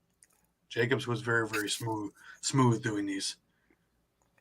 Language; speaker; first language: English; native; English